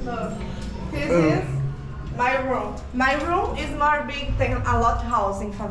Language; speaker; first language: English; non-native, learner; Portuguese